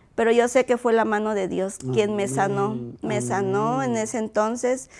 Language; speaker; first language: Spanish; native; Spanish